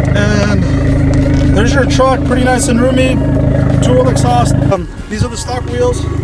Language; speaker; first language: English; native; English